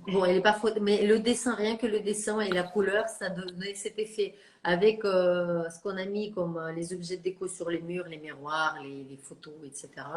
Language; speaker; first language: French; non-native, fluent; Russian